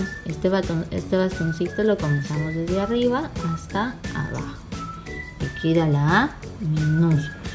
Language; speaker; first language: Spanish; native; Spanish